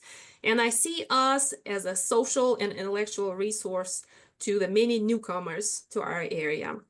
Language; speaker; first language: English; non-native, fluent; Russian